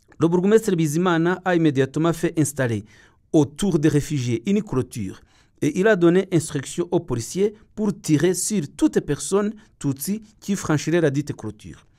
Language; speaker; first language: French; non-native, local second language; Kinyarwanda